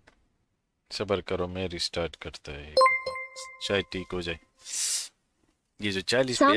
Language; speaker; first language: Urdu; non-native, local second language; Pashto